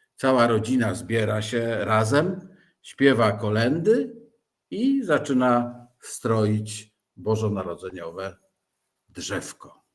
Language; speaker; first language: Polish; native; Polish